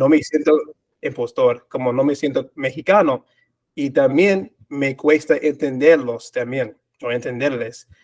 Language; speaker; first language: Spanish; non-native, fluent; English